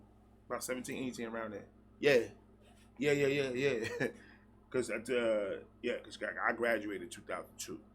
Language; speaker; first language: English; native; English